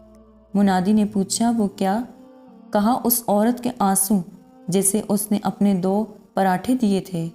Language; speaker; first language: Urdu; native; Urdu